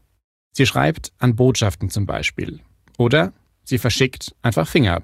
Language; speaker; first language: German; native; German